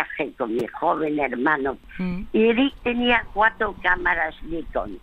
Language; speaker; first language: Spanish; early bilingual, other home language; French